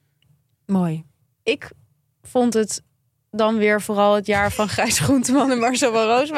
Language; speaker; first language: Dutch; native; Dutch